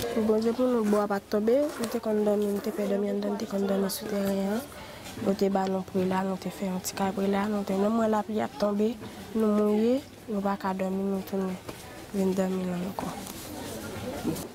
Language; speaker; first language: French; non-native, learner; Haitian Creole